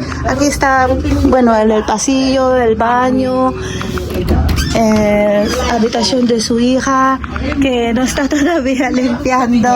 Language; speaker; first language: Spanish; non-native, fluent; Filipino